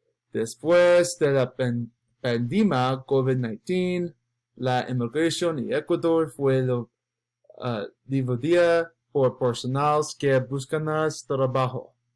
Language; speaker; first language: Spanish; non-native, learner; English